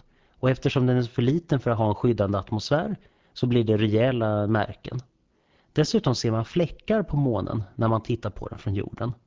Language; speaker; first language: Swedish; native; Swedish